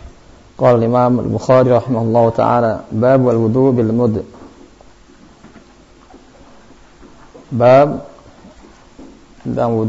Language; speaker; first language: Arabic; non-native, fluent; Indonesian